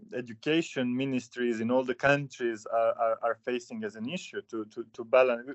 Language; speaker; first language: English; non-native, fluent; Serbian